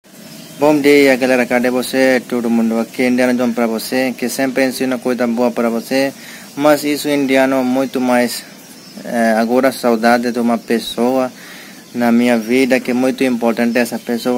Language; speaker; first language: Portuguese; non-native, learner; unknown